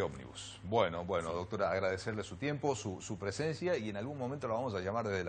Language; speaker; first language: Spanish; native; Spanish